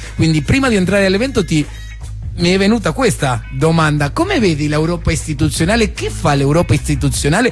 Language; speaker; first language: Italian; non-native, fluent; Spanish